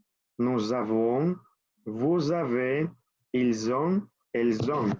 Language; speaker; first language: French; non-native, fluent; Spanish